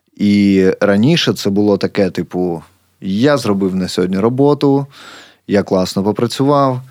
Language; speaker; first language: Ukrainian; native; Ukrainian